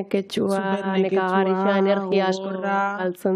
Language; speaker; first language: Basque; native; Basque